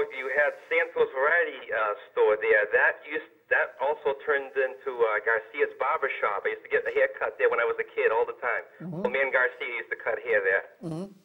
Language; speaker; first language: English; native; English